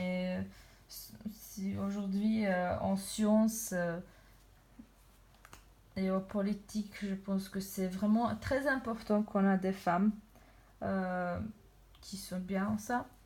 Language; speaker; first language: French; non-native, learner; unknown